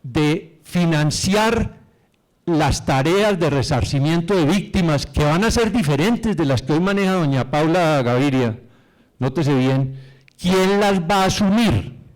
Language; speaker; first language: Spanish; native; Spanish